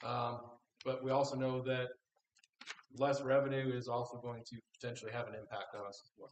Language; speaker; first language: English; native; English